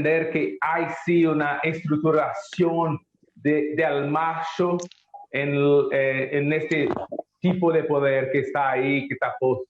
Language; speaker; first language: Spanish; non-native, learner; Portuguese